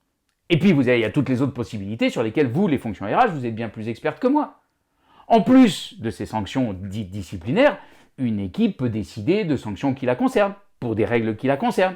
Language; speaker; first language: French; native; French